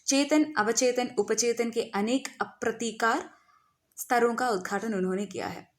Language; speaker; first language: Hindi; non-native, local second language; Malayalam